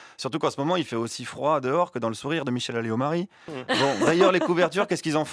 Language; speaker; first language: French; native; French